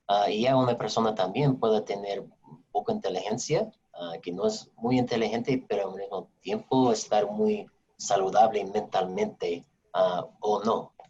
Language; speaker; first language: Spanish; non-native, fluent; English